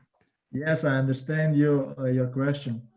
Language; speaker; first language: English; non-native, learner; Croatian